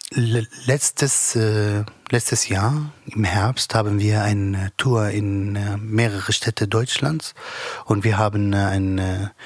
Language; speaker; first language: German; non-native, learner; Arabic